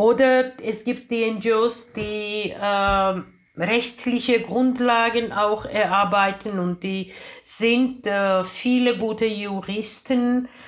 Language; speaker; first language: German; non-native, fluent; Georgian